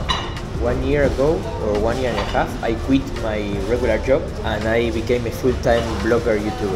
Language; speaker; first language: English; non-native, learner; Spanish